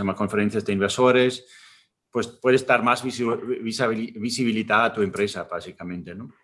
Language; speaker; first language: Spanish; non-native, fluent; German